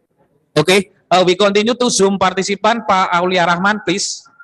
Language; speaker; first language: English; non-native, learner; Indonesian